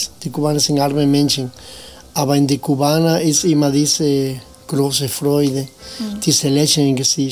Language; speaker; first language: German; non-native, fluent; Spanish